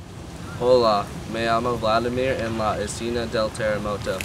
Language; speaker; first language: Spanish; non-native, learner; English